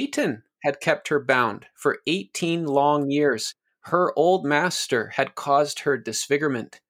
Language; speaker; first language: English; native; English